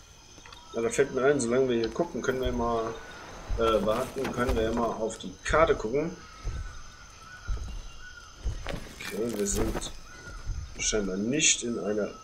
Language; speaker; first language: German; native; German